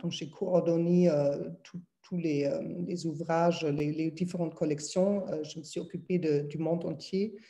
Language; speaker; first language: French; non-native, fluent; German